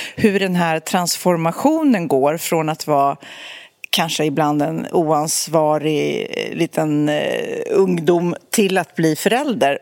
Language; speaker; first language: Swedish; native; Swedish